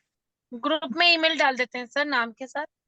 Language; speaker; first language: Hindi; native; Hindi